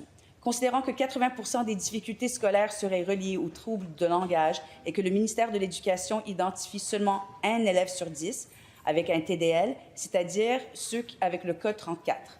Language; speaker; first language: French; native; French